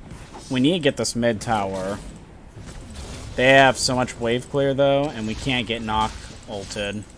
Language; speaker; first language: English; native; English